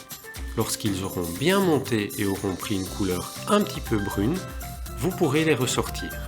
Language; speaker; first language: French; native; French